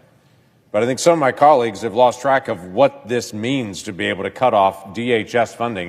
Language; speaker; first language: English; native; English